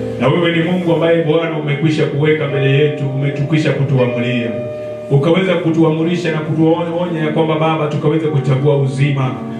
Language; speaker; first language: Swahili; non-native, local second language; Luyia